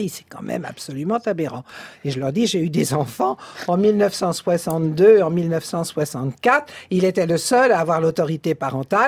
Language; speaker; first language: French; native; French